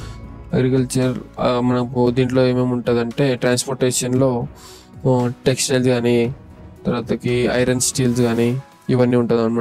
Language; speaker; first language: Telugu; native; Telugu